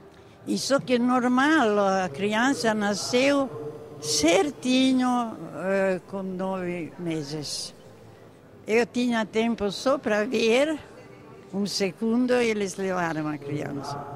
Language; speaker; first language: Portuguese; non-native, fluent; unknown